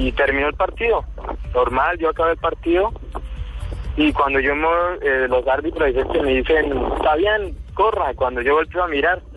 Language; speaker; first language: Spanish; native; Spanish